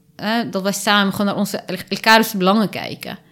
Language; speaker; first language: Dutch; early bilingual, other home language; Arabic